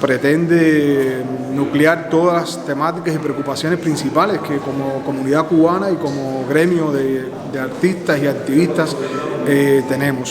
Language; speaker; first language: Spanish; native; Spanish